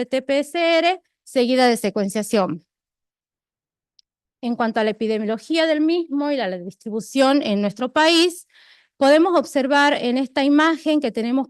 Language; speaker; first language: Spanish; native; Spanish